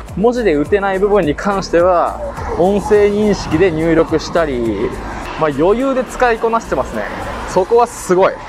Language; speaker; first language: Japanese; native; Japanese